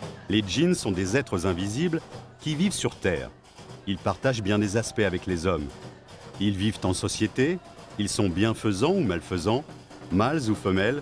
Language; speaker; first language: French; native; French